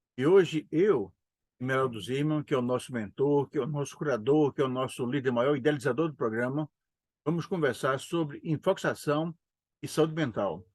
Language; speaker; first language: Portuguese; native; Portuguese